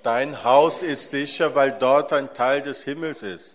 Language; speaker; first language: German; non-native, fluent; Portuguese